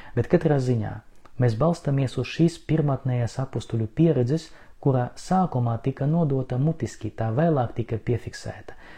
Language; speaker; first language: Latvian; non-native, local second language; Russian